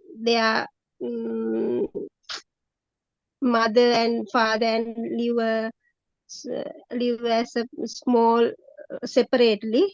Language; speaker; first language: English; non-native, learner; Sinhala